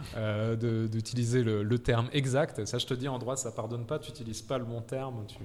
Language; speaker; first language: French; native; French